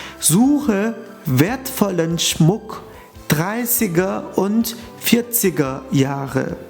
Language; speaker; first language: German; non-native, fluent; Turkish